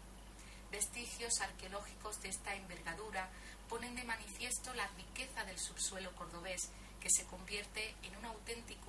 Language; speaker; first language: Spanish; native; Spanish